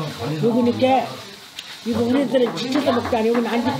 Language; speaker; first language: Korean; native; Korean